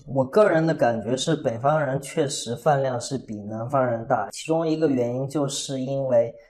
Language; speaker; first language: Chinese; native; Chinese